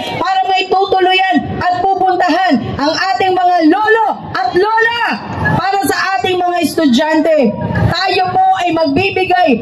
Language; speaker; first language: Filipino; native; Filipino